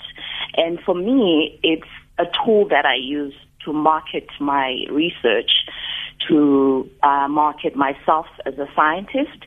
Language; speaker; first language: English; non-native, local second language; Xhosa